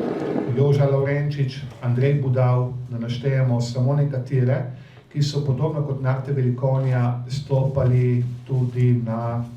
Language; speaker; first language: Slovenian; native; Slovenian